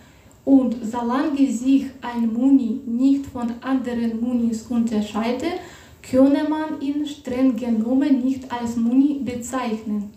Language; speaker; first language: German; non-native, fluent; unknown